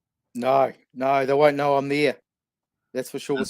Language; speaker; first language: English; native; English